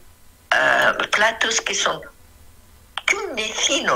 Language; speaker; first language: Spanish; non-native, fluent; Arabic